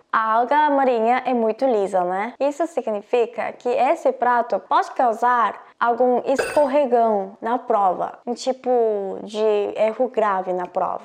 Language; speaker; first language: Portuguese; non-native, fluent; Korean